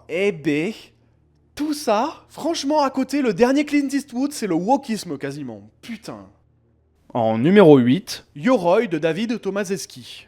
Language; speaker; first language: French; native; French